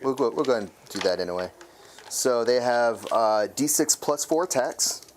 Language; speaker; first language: English; native; English